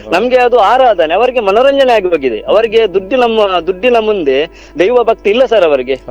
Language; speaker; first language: Kannada; non-native, local second language; Tulu